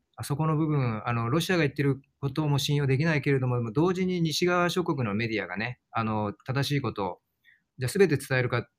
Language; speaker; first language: Japanese; native; Japanese